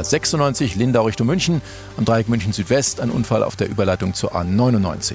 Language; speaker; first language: German; native; German